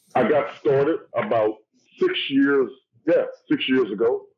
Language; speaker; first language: English; native; English